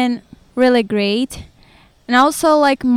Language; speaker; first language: English; non-native, fluent; Portuguese